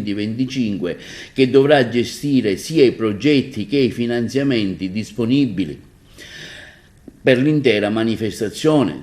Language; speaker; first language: Italian; native; Italian